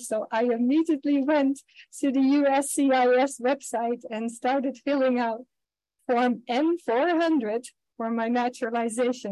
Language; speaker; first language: English; non-native, fluent; Dutch